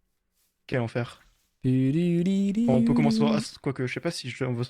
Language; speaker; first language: French; native; French